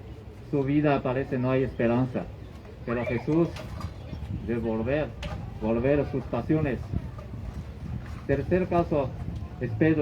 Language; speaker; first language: Spanish; non-native, learner; Chinese